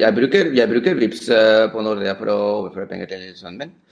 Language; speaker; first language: Norwegian; non-native, fluent; Spanish